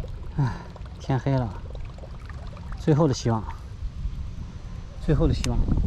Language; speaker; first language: Chinese; native; Chinese